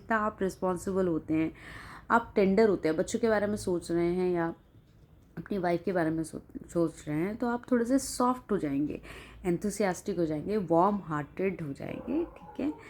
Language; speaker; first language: Hindi; non-native, local second language; Bangla